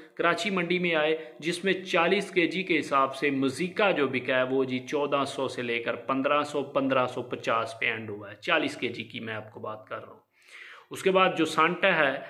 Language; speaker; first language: Urdu; non-native, local second language; Punjabi